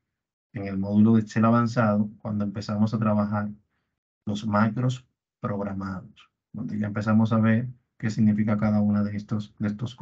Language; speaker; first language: Spanish; native; Spanish